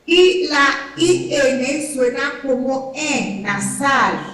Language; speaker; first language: Spanish; non-native, fluent; French